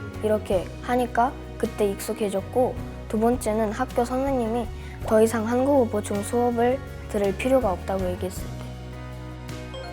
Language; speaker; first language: Korean; early bilingual, other home language; Russian